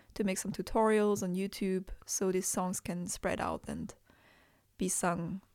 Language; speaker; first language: English; non-native, fluent; Indonesian